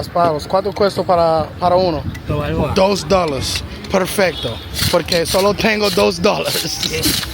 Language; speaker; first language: Spanish; non-native, learner; English